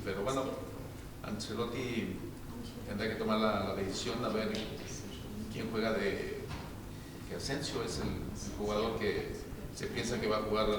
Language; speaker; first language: Spanish; native; Spanish